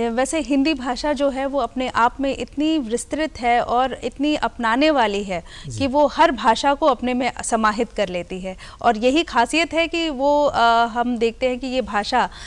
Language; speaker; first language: Hindi; native; Hindi